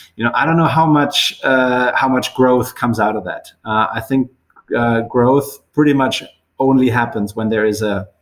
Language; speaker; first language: English; non-native, fluent; German